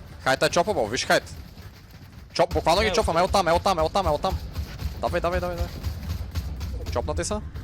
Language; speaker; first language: Bulgarian; native; Bulgarian